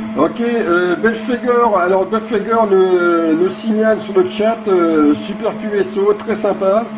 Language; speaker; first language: French; native; French